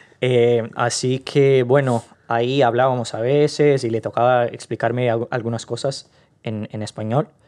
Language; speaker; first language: Spanish; non-native, fluent; Portuguese